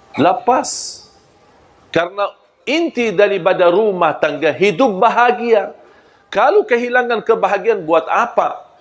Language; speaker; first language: Malay; non-native, fluent; Arabic